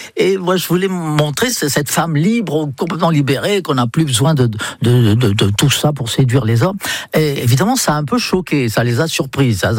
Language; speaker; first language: French; non-native, fluent; English